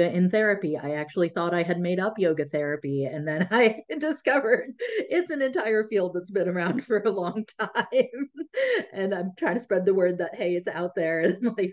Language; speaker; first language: English; early bilingual, other home language; Tamil